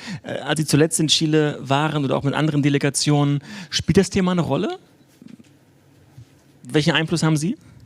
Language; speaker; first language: German; native; German